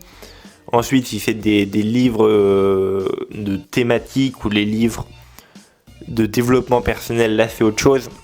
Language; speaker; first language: French; native; French